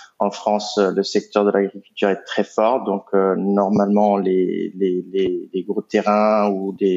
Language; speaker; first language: French; non-native, fluent; Italian